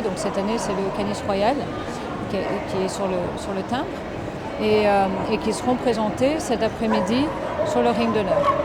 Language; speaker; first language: French; native; French